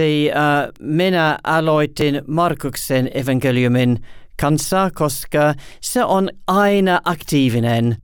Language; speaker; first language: Finnish; non-native, learner; English